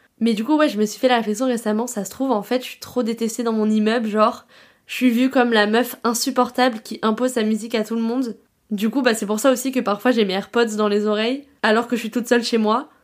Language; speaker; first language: French; native; French